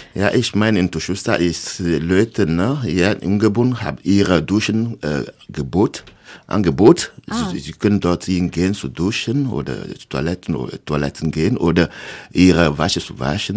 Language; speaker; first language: German; non-native, learner; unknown